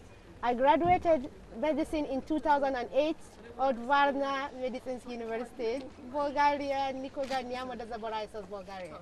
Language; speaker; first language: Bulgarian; non-native, learner; Hausa